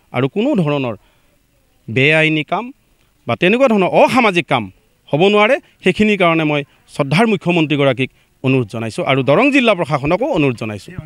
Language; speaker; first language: Assamese; native; Assamese